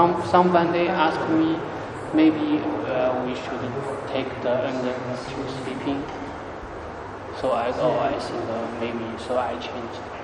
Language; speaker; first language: English; non-native, learner; Chinese